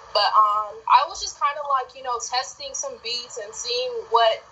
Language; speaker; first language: English; native; English